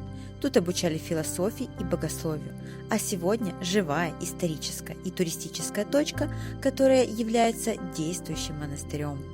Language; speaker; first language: Russian; native; Russian